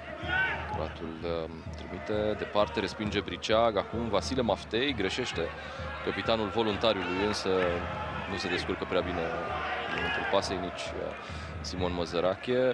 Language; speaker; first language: Romanian; native; Romanian